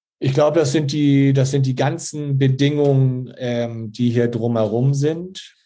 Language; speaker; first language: German; native; German